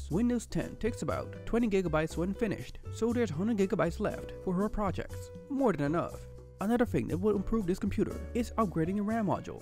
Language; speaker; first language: English; non-native, fluent; Dutch